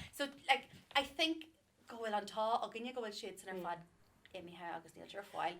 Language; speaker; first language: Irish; non-native, local second language; English